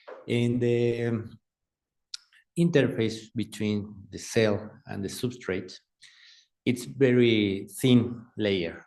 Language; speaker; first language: English; non-native, learner; Spanish